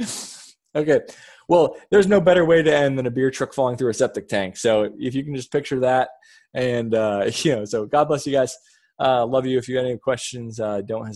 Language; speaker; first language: English; native; English